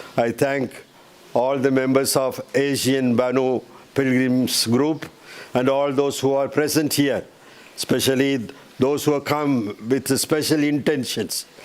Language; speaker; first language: English; non-native, local second language; Tamil